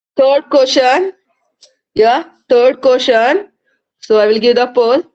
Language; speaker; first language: English; non-native, local second language; Kannada